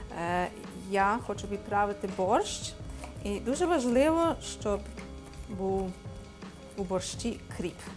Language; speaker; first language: Ukrainian; early bilingual, heritage; Ukrainian